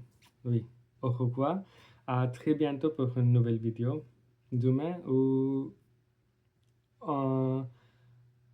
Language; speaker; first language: French; non-native, learner; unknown